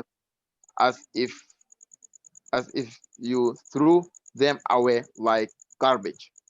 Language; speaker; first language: English; non-native, learner; Arabic